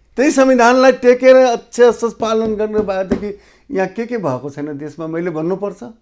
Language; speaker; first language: Nepali; non-native, local second language; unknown